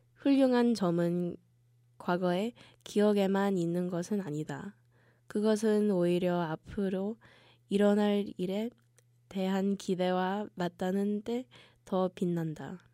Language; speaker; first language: Korean; early bilingual, heritage; Korean